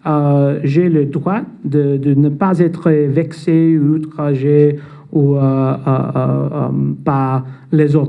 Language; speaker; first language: French; non-native, fluent; English